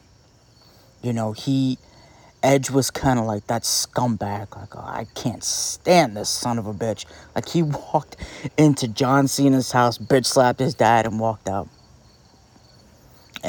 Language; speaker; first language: English; native; English